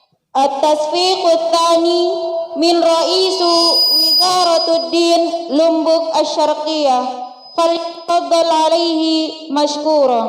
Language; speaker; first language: Arabic; non-native, learner; Sasak